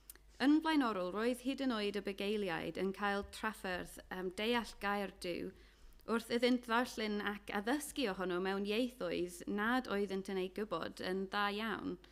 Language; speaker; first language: Welsh; non-native, fluent; English